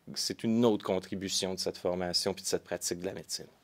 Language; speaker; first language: French; native; French